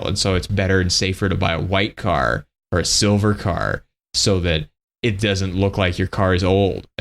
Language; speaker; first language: English; native; English